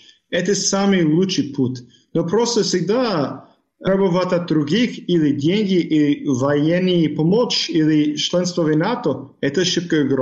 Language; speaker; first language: Russian; non-native, fluent; English